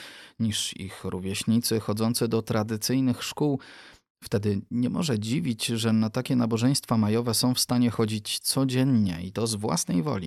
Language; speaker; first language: Polish; native; Polish